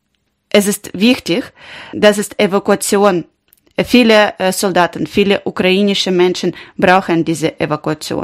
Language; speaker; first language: German; non-native, learner; Ukrainian